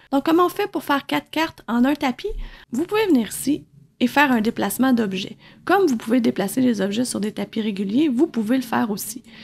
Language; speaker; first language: French; native; French